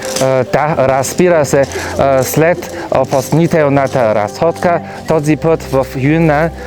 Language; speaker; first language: Bulgarian; non-native, fluent; Chinese